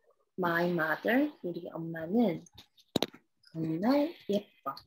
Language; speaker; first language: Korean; non-native, learner; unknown